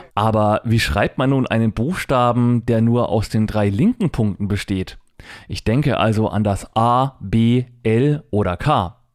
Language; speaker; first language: German; native; German